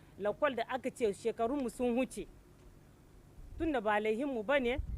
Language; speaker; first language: Hausa; native; Hausa